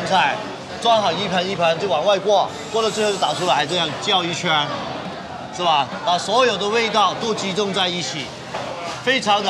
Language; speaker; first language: Chinese; native; Chinese